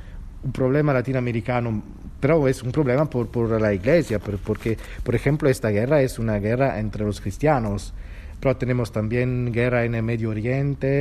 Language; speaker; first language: Spanish; non-native, fluent; Italian